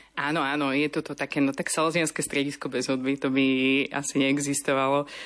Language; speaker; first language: Slovak; native; Slovak